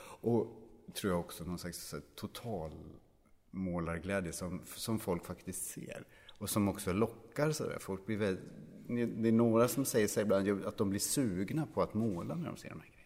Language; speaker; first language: Swedish; native; Swedish